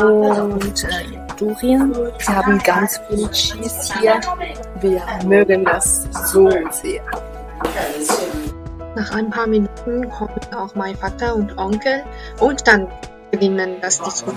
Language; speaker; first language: German; non-native, fluent; Chinese